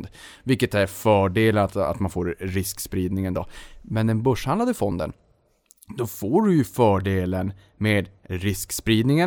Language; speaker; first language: Swedish; native; Swedish